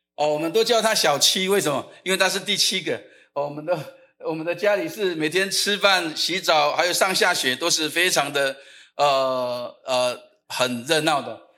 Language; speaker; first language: Chinese; non-native, local second language; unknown